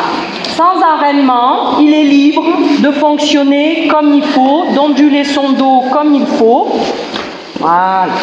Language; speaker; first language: French; native; French